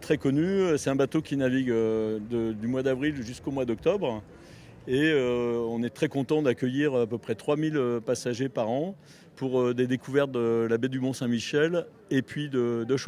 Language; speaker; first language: French; native; French